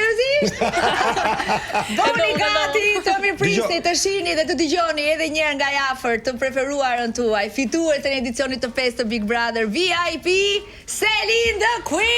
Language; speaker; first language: Albanian; native; Albanian